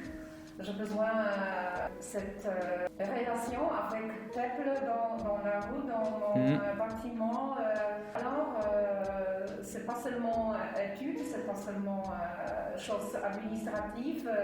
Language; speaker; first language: French; non-native, learner; Polish